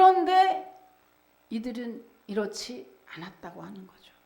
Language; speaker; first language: Korean; native; Korean